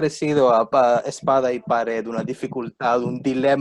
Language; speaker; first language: Spanish; non-native, fluent; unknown